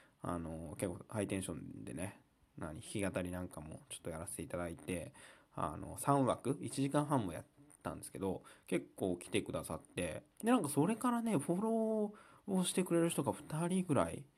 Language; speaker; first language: Japanese; native; Japanese